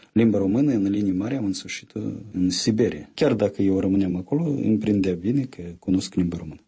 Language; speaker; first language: Romanian; non-native, fluent; Russian